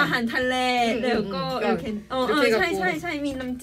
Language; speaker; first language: Thai; non-native, learner; Korean